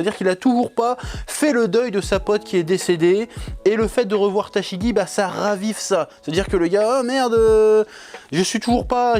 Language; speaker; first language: French; native; French